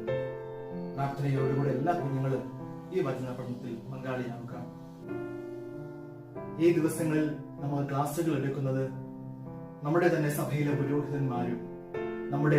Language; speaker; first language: Malayalam; native; Malayalam